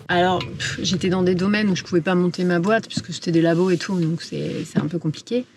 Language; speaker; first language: French; native; French